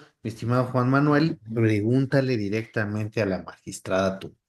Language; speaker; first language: Spanish; native; Spanish